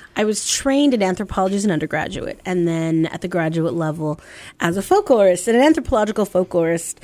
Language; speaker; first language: English; native; English